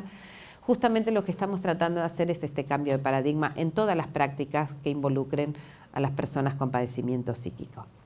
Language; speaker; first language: Spanish; native; Spanish